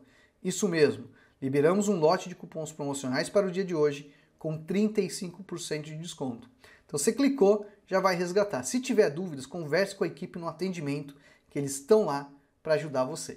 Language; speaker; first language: Portuguese; native; Portuguese